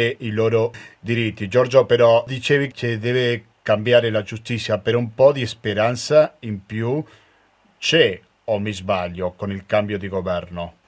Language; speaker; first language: Italian; non-native, fluent; Spanish